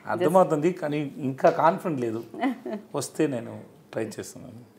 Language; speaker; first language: Telugu; non-native, learner; Tamil